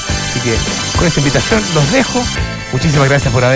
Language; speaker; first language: Spanish; native; Spanish